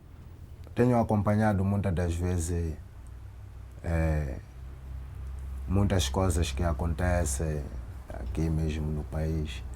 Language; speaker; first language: Portuguese; non-native, local second language; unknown